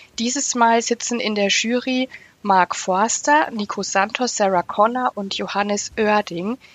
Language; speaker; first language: German; native; German